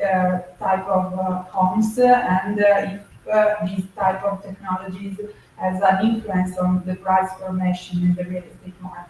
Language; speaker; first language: English; non-native, fluent; Italian